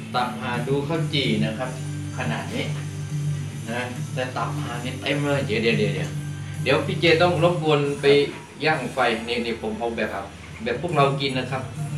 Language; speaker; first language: Thai; native; Thai